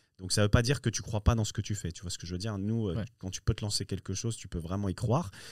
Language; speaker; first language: French; early bilingual, other home language; Riffian